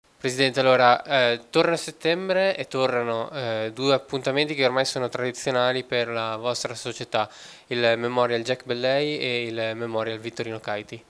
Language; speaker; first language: Italian; native; Italian